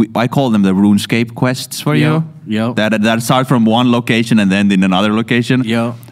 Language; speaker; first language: English; non-native, fluent; Estonian